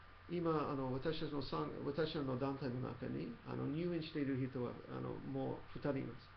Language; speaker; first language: Japanese; non-native, fluent; English